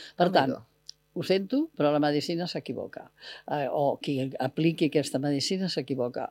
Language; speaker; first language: Catalan; native; Catalan